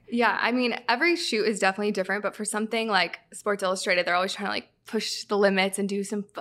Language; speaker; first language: English; native; English